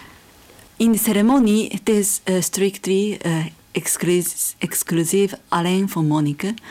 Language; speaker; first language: Dutch; non-native, fluent; Japanese